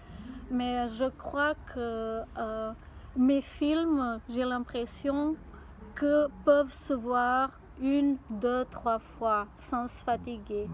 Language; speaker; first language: French; non-native, fluent; Portuguese